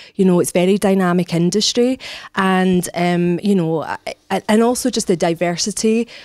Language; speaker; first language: English; native; English